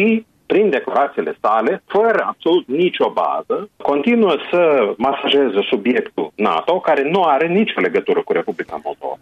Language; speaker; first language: Romanian; native; Romanian